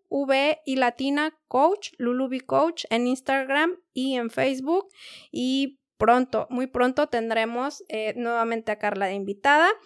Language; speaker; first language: Spanish; native; Spanish